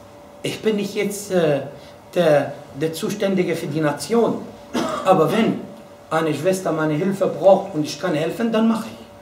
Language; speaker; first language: German; non-native, fluent; Arabic